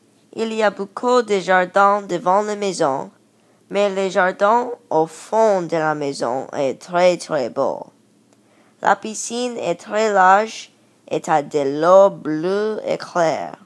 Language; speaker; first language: French; non-native, learner; English